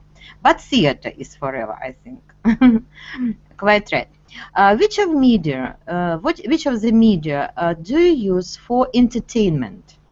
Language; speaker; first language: English; non-native, fluent; Russian